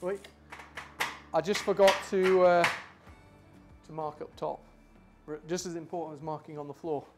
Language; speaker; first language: English; native; English